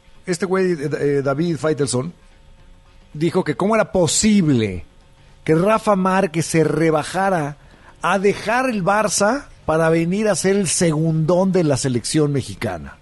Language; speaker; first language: Spanish; native; Spanish